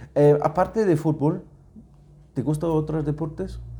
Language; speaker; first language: Spanish; non-native, learner; English